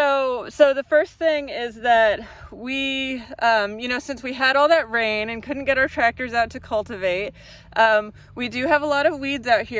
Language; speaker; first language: English; native; English